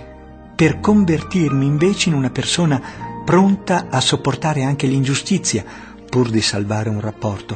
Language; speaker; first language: Italian; native; Italian